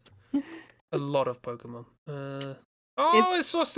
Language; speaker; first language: English; native; English